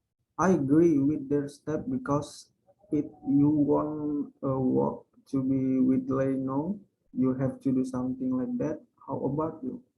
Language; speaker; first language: English; non-native, learner; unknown